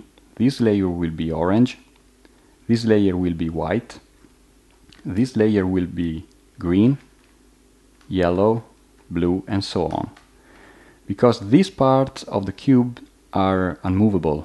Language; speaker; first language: English; non-native, fluent; Italian